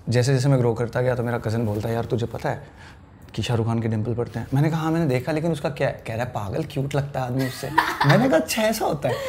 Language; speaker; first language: Hindi; native; Hindi